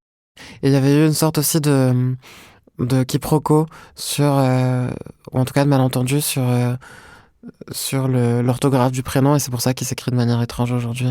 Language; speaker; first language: French; non-native, local second language; Arabic